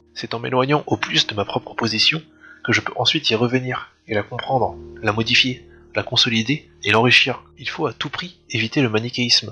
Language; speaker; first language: French; native; French